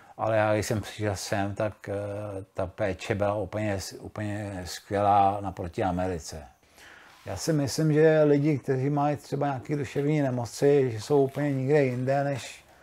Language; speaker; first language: Czech; early bilingual, other home language; Spanish